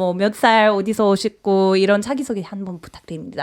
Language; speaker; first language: Korean; non-native, fluent; English